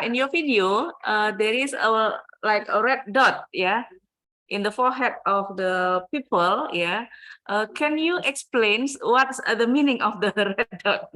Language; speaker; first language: English; non-native, fluent; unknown